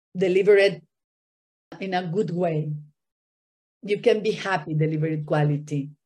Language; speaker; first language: English; non-native, fluent; Spanish